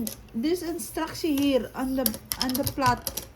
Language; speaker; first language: Dutch; non-native, learner; Filipino